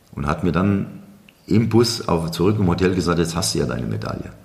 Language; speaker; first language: German; native; German